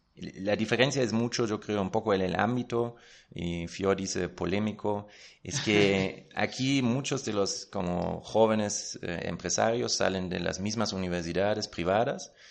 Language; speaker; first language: Spanish; non-native, fluent; German